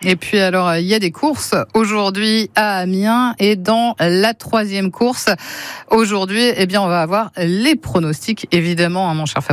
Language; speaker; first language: French; native; French